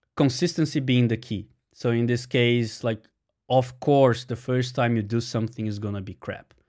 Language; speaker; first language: English; non-native, fluent; Portuguese